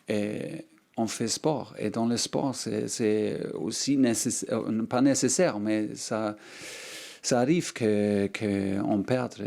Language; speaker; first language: French; non-native, learner; German